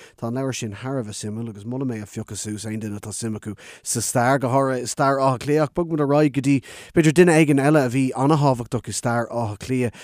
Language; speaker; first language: Irish; non-native, local second language; English